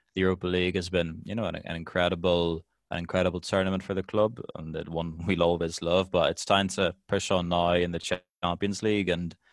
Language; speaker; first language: English; native; English